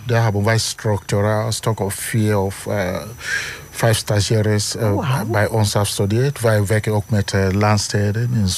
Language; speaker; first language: Dutch; non-native, learner; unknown